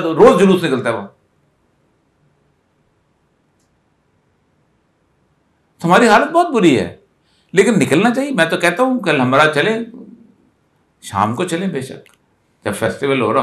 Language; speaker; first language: Urdu; native; Urdu